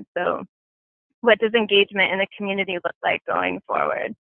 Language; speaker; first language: English; native; English